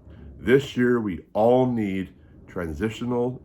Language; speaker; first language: English; native; English